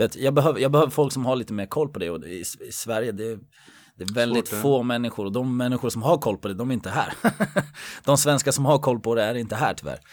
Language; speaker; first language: Swedish; native; Swedish